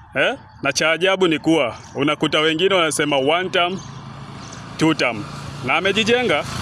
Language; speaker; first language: Swahili; native; Swahili